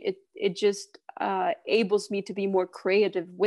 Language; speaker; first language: English; non-native, fluent; Swedish